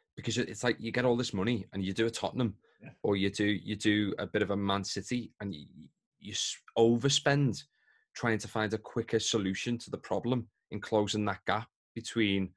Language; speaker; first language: English; native; English